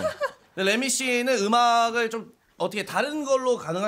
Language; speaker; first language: Korean; native; Korean